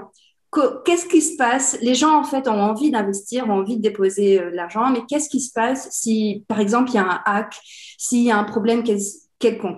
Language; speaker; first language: French; native; French